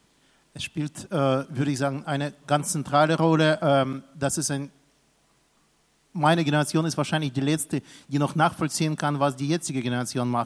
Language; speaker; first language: German; non-native, fluent; Russian